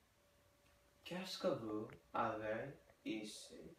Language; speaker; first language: French; non-native, learner; English